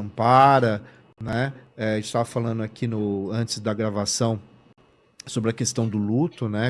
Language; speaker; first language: Portuguese; native; Portuguese